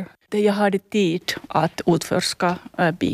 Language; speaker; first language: Swedish; non-native, learner; Finnish